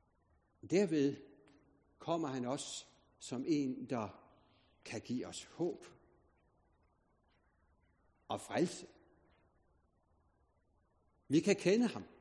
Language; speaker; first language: Danish; native; Danish